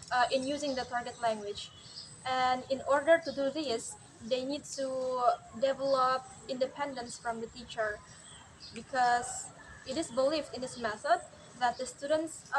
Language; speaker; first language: English; non-native, learner; Indonesian